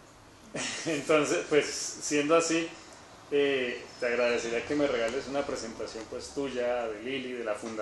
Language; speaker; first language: Spanish; native; Spanish